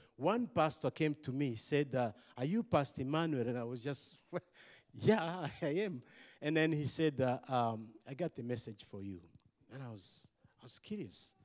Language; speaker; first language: English; non-native, local second language; Kinyarwanda